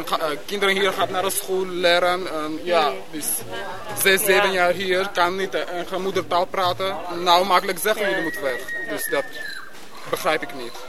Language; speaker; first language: Dutch; non-native, learner; Armenian